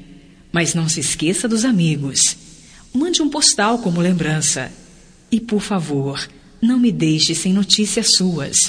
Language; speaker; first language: Portuguese; native; Portuguese